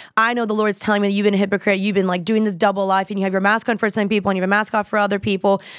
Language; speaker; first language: English; native; English